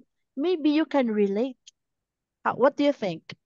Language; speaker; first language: English; non-native, fluent; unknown